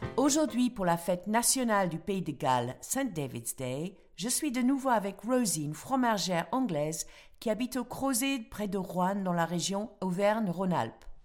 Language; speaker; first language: French; non-native, fluent; English